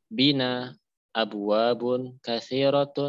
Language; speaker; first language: Arabic; non-native, fluent; Indonesian